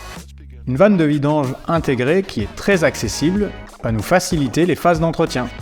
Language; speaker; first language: French; native; French